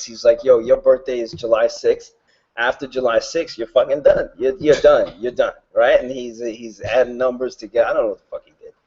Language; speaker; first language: English; native; English